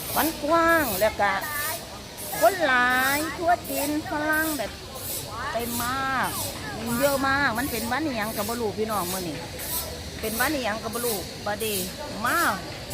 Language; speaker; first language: Thai; native; Thai